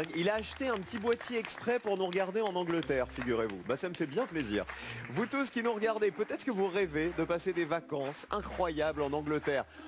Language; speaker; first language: French; native; French